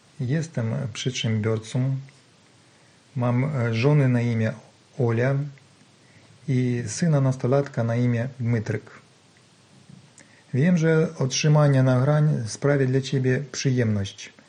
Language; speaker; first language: Polish; non-native, learner; Ukrainian